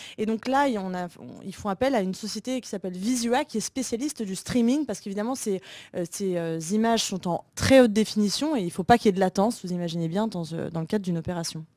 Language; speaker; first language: French; native; French